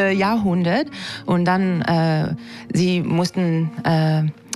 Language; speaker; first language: German; non-native, learner; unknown